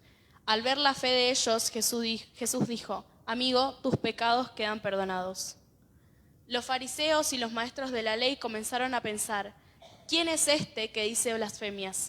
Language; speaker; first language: Spanish; native; Spanish